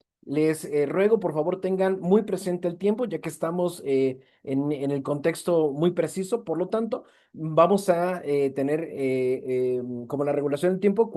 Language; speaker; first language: Spanish; native; Spanish